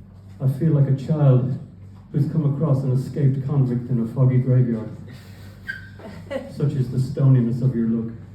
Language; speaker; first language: English; native; English